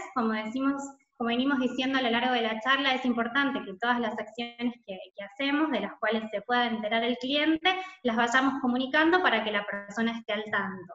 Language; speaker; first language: Spanish; native; Spanish